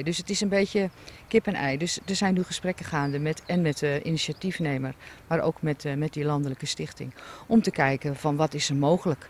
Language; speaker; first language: Dutch; native; Dutch